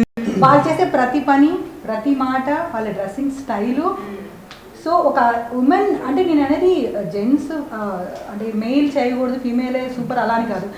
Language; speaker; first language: Telugu; native; Telugu